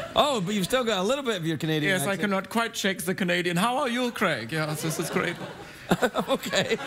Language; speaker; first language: English; native; English